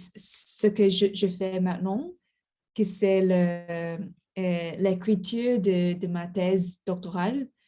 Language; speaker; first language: French; non-native, learner; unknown